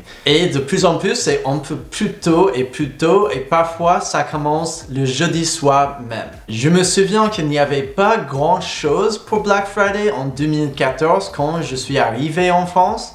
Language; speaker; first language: French; non-native, fluent; English